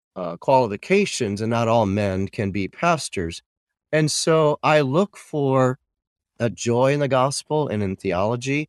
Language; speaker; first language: English; native; English